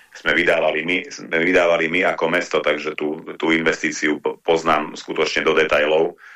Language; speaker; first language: Slovak; non-native, local second language; Hungarian